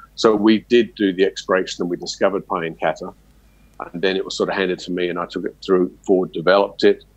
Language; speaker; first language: English; native; English